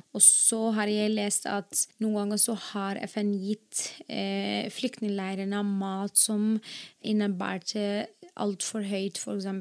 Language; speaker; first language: Norwegian; non-native, fluent; Arabic